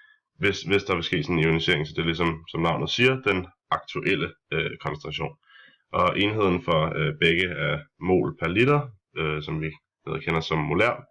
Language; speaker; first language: Danish; native; Danish